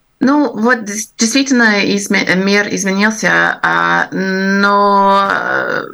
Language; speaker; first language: Russian; non-native, fluent; English